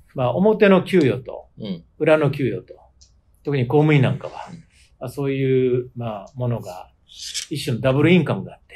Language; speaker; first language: Japanese; native; Japanese